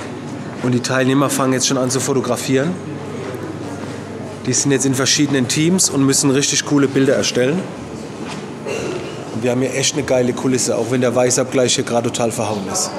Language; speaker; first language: German; native; German